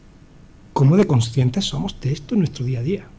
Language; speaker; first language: Spanish; native; Spanish